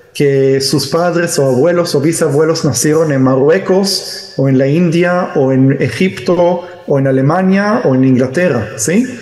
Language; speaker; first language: Spanish; early bilingual, heritage; Hebrew